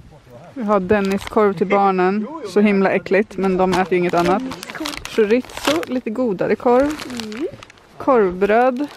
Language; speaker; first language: Swedish; native; Swedish